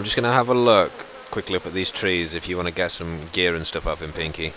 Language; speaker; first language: English; native; English